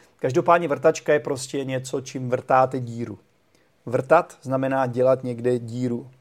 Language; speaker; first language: Czech; native; Czech